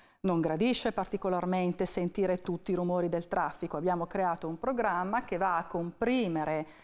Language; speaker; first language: Italian; native; Italian